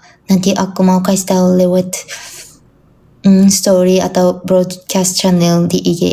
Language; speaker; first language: Indonesian; non-native, learner; Japanese